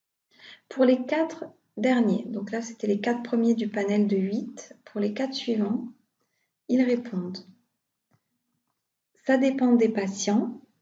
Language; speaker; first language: French; native; French